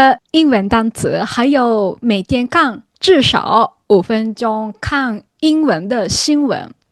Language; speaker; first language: Chinese; non-native, fluent; Japanese